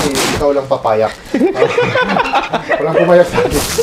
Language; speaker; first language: Filipino; non-native, fluent; Korean